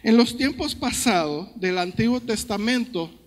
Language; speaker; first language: Spanish; early bilingual, heritage; Spanish